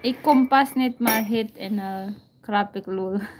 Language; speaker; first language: Dutch; non-native, learner; Filipino